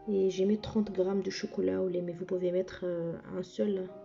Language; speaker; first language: French; non-native, local second language; Arabic